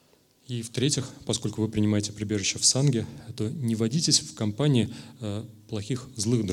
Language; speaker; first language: Russian; native; Russian